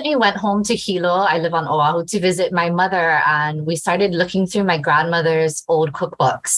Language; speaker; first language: English; native; English